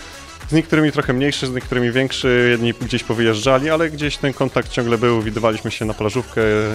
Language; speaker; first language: Polish; native; Polish